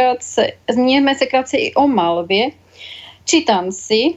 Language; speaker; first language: Czech; native; Czech